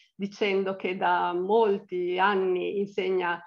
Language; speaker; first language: Italian; native; Italian